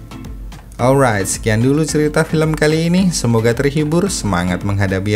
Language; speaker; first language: Indonesian; native; Indonesian